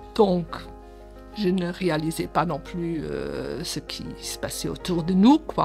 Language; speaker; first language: French; early bilingual, other home language; Portuguese